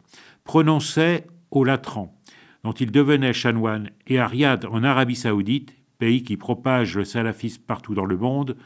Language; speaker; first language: French; native; French